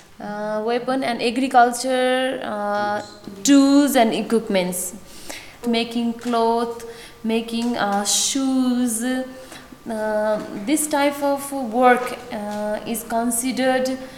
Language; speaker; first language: English; non-native, fluent; Nepali